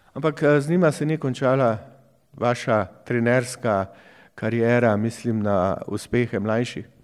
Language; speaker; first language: Slovenian; native; Slovenian